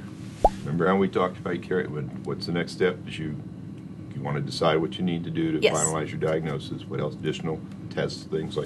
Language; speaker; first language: English; native; English